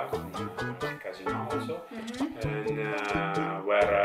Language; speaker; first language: English; non-native, fluent; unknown